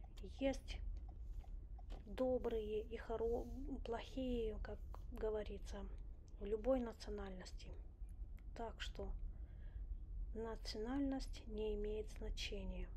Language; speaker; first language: Russian; non-native, local second language; Romanian